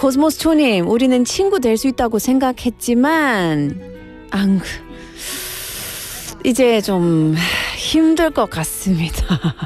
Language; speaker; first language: Korean; non-native, learner; English